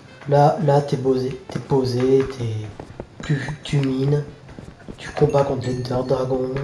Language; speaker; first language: French; native; French